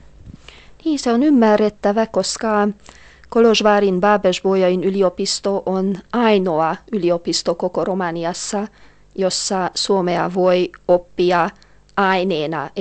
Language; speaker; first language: Finnish; non-native, fluent; Hungarian